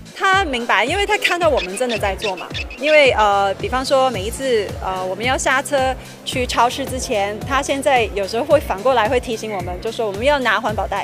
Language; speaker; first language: Chinese; non-native, local second language; Cantonese